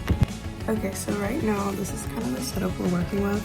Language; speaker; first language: English; native; English